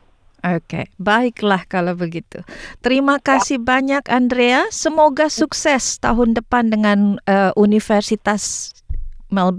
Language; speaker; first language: Indonesian; native; Indonesian